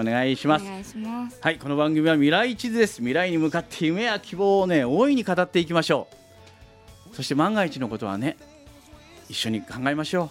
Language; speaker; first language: Japanese; native; Japanese